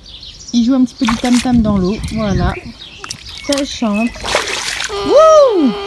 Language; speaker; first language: French; native; French